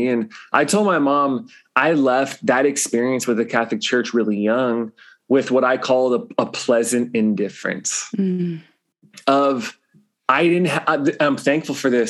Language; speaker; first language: English; native; English